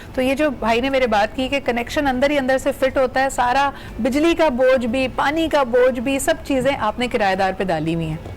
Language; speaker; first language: Urdu; native; Urdu